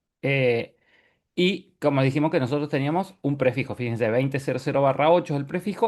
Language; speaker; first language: Spanish; native; Spanish